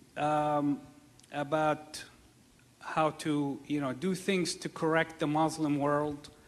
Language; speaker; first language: English; non-native, fluent; Arabic